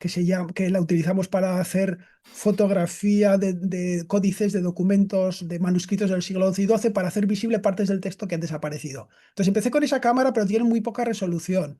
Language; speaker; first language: Spanish; native; Spanish